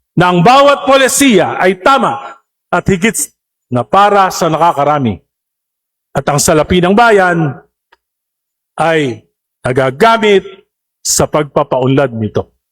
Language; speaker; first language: Filipino; native; Filipino